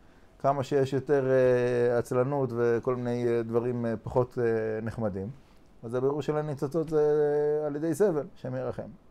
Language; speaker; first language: Hebrew; non-native, fluent; English